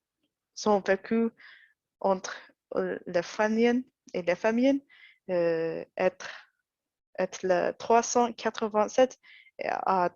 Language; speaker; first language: French; non-native, learner; English